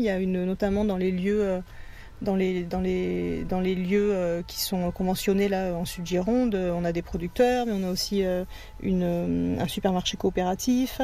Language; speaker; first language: French; native; French